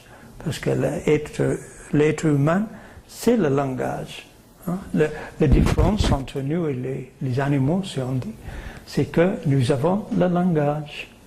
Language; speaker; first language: French; non-native, fluent; English